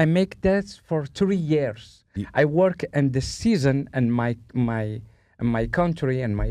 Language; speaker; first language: English; non-native, learner; Spanish